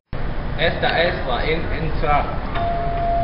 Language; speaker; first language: Spanish; non-native, learner; English